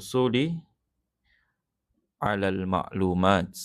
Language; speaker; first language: Arabic; non-native, fluent; Malay